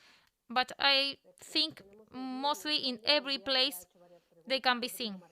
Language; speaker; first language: English; non-native, fluent; Spanish